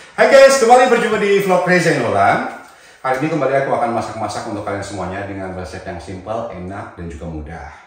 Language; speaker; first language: Indonesian; native; Indonesian